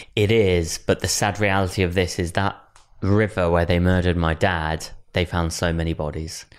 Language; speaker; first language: English; native; English